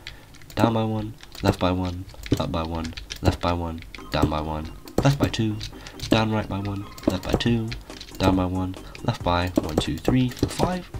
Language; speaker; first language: English; native; English